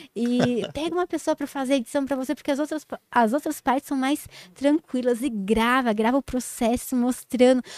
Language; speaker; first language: Portuguese; native; Portuguese